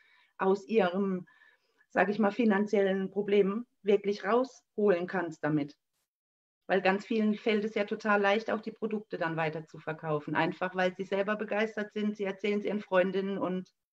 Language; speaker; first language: German; native; German